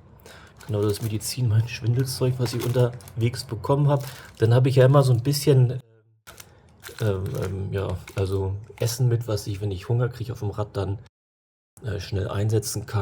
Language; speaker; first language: German; native; German